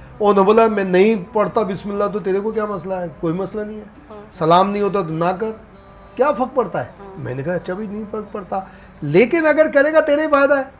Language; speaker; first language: Urdu; non-native, local second language; Sindhi